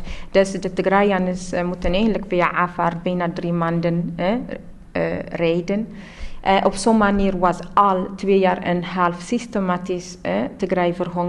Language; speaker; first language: Dutch; non-native, learner; Tigrinya